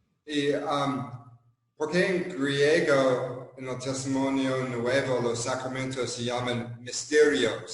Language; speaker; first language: Spanish; non-native, fluent; English